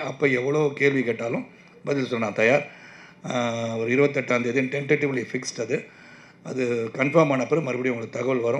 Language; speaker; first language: Tamil; native; Tamil